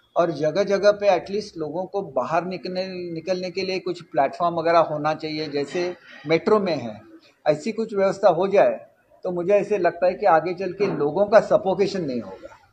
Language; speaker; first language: Hindi; non-native, local second language; Marathi